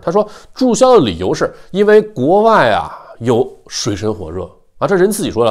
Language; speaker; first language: Chinese; native; Chinese